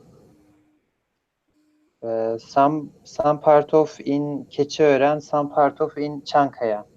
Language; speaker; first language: English; non-native, learner; Turkish